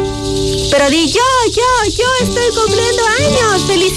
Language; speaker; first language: Spanish; native; Spanish